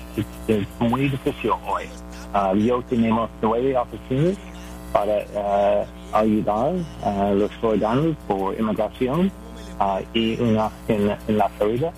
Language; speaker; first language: Spanish; non-native, learner; English